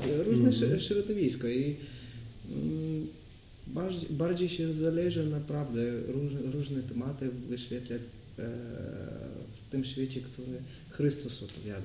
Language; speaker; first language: Polish; non-native, learner; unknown